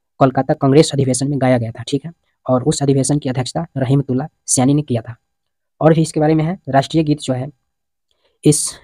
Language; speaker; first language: Hindi; native; Hindi